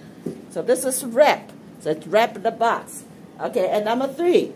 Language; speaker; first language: English; non-native, fluent; Chinese